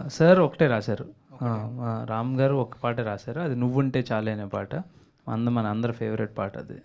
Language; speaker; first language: Telugu; native; Telugu